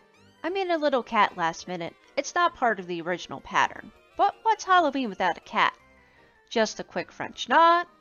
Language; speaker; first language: English; native; English